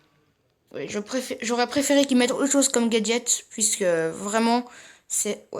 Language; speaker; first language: French; native; French